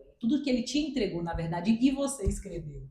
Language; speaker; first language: Portuguese; native; Portuguese